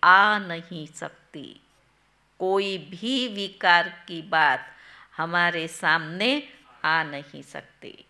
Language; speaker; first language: Hindi; non-native, local second language; Gujarati